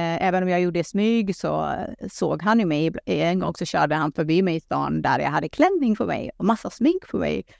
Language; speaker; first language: Swedish; early bilingual, other home language; Pashto